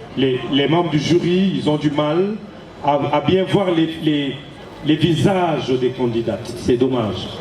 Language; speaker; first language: French; non-native, local second language; Lingala